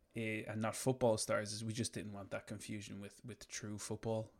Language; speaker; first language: English; native; English